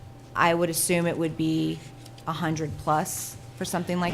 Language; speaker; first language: English; native; English